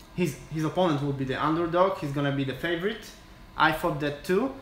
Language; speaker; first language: English; non-native, fluent; Polish